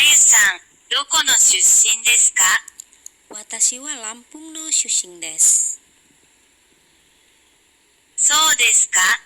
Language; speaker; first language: Japanese; non-native, learner; Indonesian